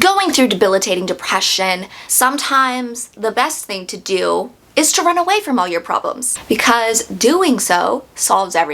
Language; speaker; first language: English; native; English